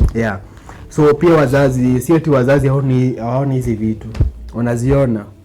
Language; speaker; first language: Swahili; native; Swahili